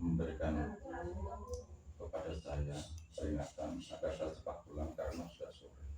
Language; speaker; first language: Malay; non-native, local second language; Javanese